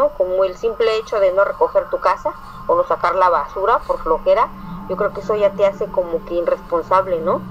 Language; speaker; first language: Spanish; native; Spanish